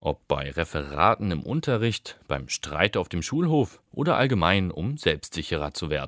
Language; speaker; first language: German; native; German